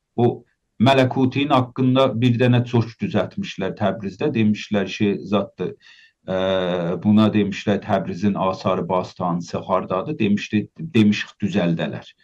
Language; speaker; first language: Azerbaijani; native; Azerbaijani